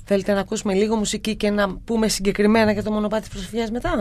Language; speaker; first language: Greek; native; Greek